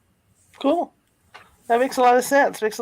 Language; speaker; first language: English; native; English